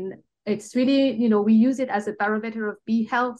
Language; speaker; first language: English; non-native, fluent; French